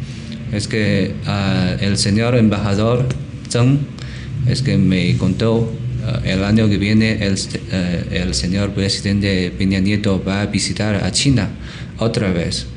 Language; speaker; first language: Spanish; non-native, learner; Chinese